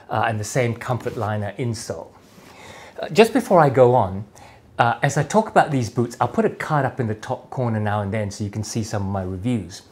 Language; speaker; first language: English; native; English